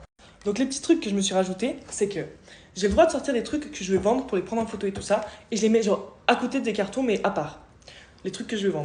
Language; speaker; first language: French; native; French